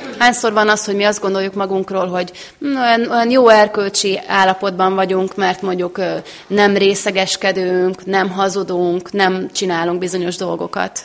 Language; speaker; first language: Hungarian; native; Hungarian